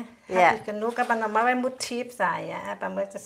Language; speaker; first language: German; non-native, learner; Thai